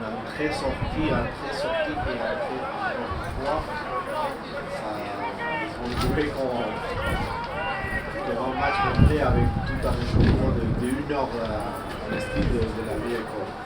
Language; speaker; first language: French; non-native, fluent; English